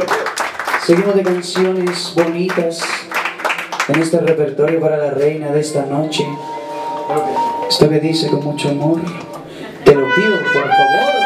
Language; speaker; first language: Spanish; native; Spanish